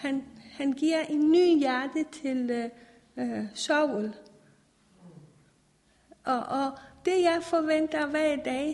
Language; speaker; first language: Danish; non-native, fluent; Persian